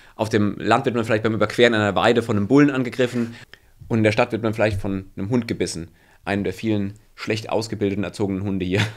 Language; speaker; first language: German; native; German